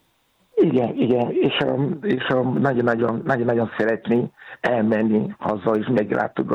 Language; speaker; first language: Hungarian; non-native, learner; Yoruba